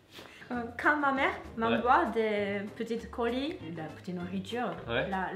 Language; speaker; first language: French; non-native, learner; Japanese